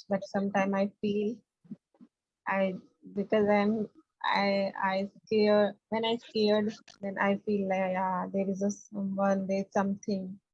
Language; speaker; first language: English; non-native, learner; Hindi